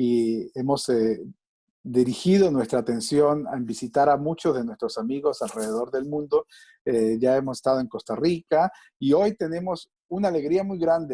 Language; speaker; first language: Spanish; native; Spanish